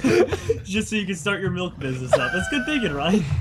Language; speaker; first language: English; native; English